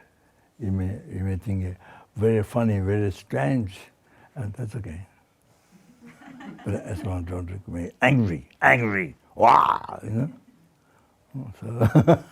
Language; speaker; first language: English; non-native, fluent; Sherpa